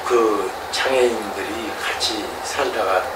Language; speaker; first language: Korean; native; Korean